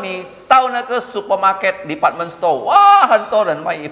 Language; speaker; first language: Chinese; early bilingual, heritage; Chinese